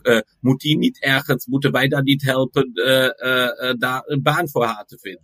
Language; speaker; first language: Dutch; non-native, fluent; German